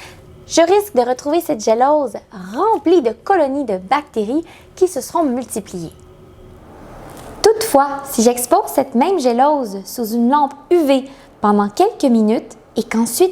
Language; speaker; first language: French; native; French